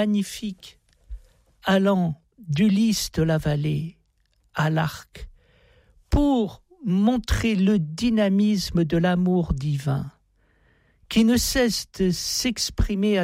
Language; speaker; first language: French; native; French